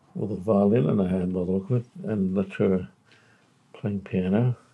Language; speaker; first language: English; native; English